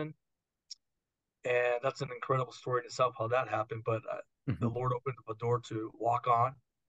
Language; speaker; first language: English; native; English